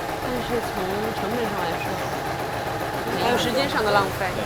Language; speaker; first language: Chinese; non-native, fluent; French